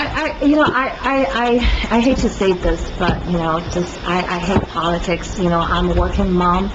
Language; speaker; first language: English; non-native, fluent; Chinese